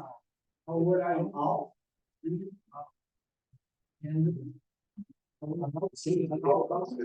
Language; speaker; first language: English; non-native, learner; Portuguese